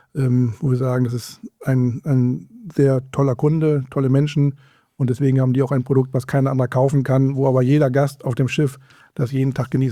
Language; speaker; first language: German; native; German